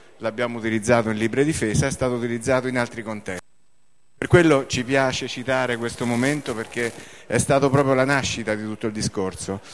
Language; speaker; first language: Italian; native; Italian